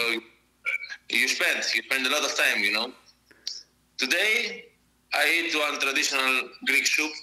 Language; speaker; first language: English; non-native, fluent; Greek